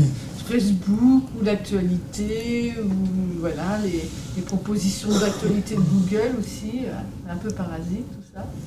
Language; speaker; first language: French; native; French